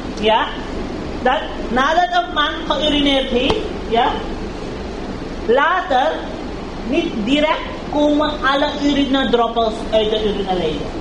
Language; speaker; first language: Dutch; early bilingual, heritage; Urdu